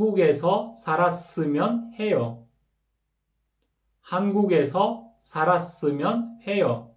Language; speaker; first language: Korean; non-native, fluent; Kyrgyz